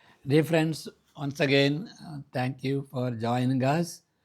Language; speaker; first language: English; non-native, local second language; Telugu